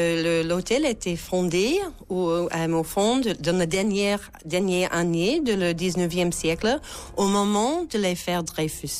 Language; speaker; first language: French; non-native, learner; English